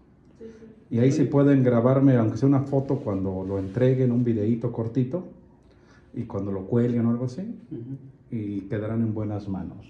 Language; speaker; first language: Spanish; native; Spanish